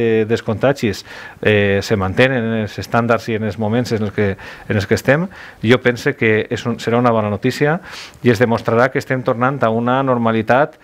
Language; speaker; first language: Catalan; native; Catalan